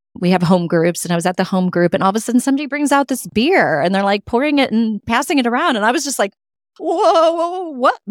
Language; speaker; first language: English; native; English